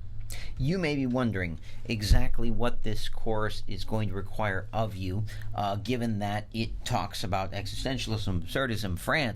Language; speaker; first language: English; native; English